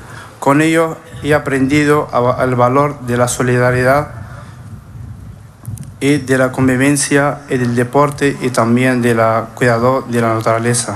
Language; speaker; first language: Spanish; non-native, fluent; Arabic